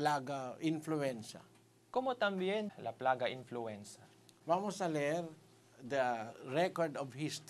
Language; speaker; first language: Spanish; non-native, fluent; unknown